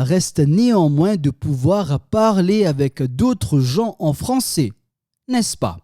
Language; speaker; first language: French; native; French